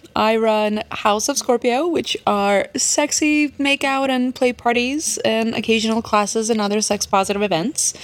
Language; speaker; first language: English; early bilingual, other home language; Russian